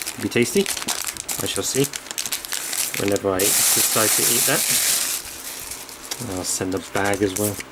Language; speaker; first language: English; native; English